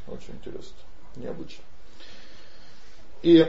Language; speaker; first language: Russian; native; Russian